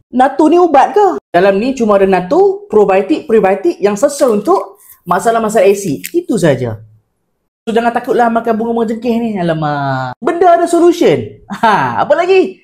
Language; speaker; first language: Malay; native; Malay